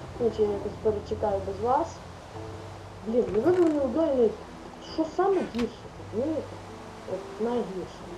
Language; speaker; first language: Ukrainian; native; Ukrainian